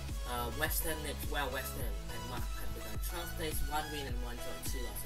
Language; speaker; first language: English; native; English